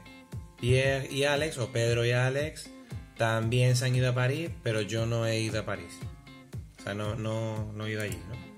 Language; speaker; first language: Spanish; native; Spanish